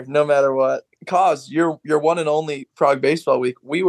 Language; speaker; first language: English; native; English